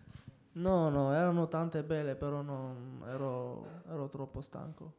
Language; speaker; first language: Italian; non-native, fluent; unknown